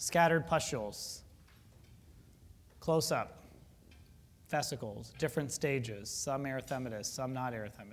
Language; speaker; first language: English; native; English